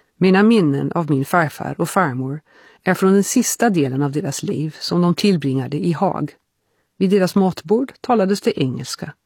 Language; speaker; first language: Swedish; early bilingual, heritage; Swedish